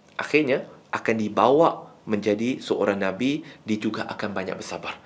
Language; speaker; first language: Malay; non-native, local second language; Chinese